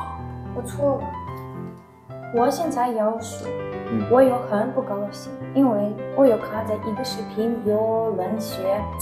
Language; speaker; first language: Chinese; non-native, learner; Ukrainian